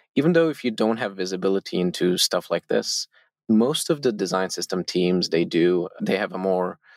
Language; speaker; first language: English; non-native, fluent; Turkish